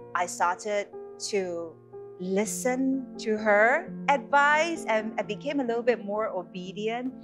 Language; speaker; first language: English; non-native, local second language; Chinese